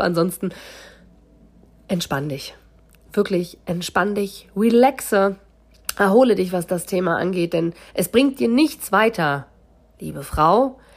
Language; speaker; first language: German; native; German